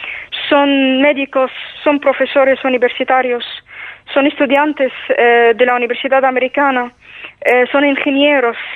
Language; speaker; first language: Spanish; non-native, fluent; Arabic